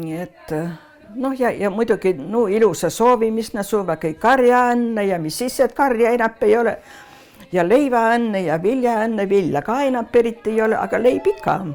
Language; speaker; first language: Estonian; native; Estonian